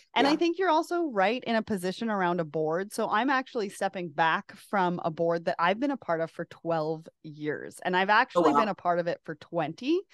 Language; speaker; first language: English; native; English